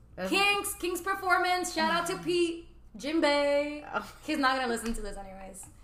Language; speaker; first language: English; early bilingual, other home language; Spanish